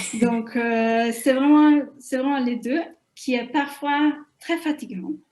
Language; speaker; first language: French; non-native, fluent; Hungarian